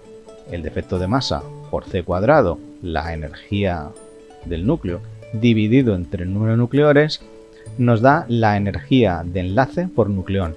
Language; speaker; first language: Spanish; native; Spanish